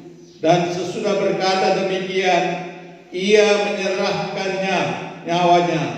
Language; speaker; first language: Malay; native; Malay